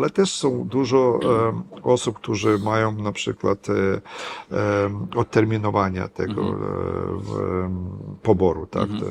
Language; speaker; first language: Polish; non-native, fluent; Ukrainian